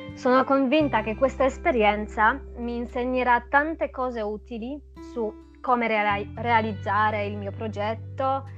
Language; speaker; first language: Italian; non-native, fluent; Polish